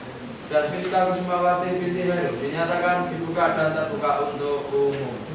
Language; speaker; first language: Indonesian; native; Indonesian